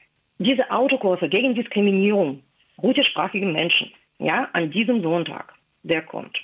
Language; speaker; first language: German; non-native, fluent; Russian